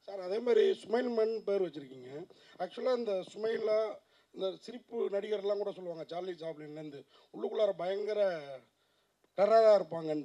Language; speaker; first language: Tamil; native; Tamil